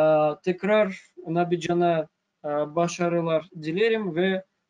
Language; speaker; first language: Turkish; non-native, fluent; Russian